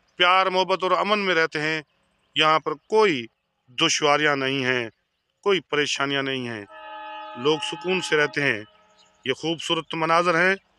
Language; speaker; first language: Urdu; non-native, local second language; Sindhi